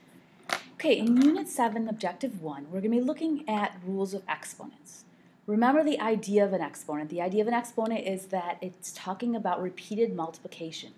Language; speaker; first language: English; native; English